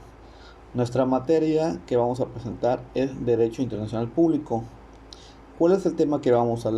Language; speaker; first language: Spanish; native; Spanish